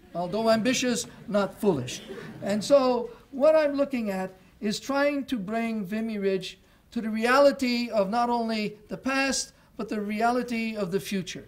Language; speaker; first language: English; non-native, local second language; French